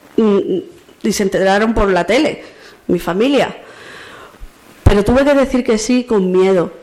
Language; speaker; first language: Spanish; native; Spanish